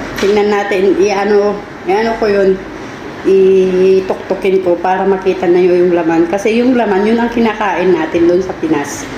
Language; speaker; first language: Filipino; non-native, local second language; Iloko